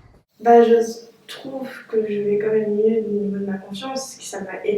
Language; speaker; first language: French; native; French